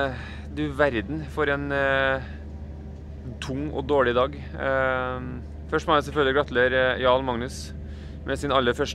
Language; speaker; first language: Norwegian; native; Norwegian